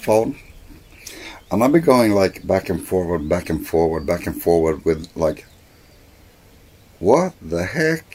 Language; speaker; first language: English; non-native, fluent; Swedish